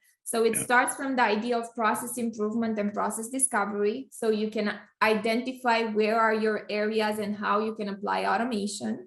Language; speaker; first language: English; non-native, fluent; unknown